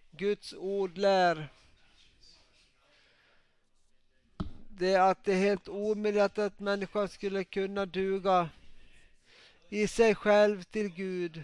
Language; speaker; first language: Swedish; non-native, local second language; Finnish